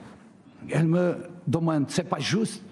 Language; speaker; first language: French; non-native, learner; Portuguese